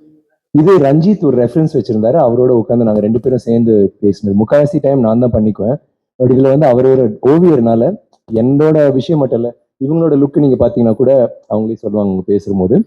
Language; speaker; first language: Tamil; native; Tamil